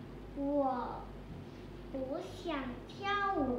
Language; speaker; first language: Chinese; non-native, learner; Vietnamese